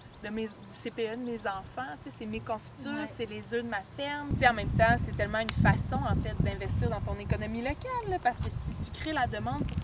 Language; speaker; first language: French; native; French